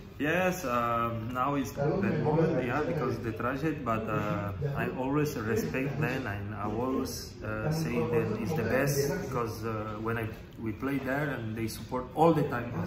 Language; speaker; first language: English; non-native, learner; Spanish